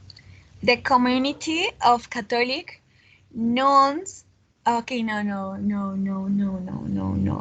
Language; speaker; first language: English; non-native, learner; Spanish